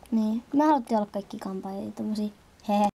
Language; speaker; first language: Finnish; native; Finnish